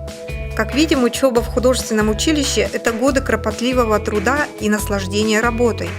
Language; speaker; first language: Russian; native; Russian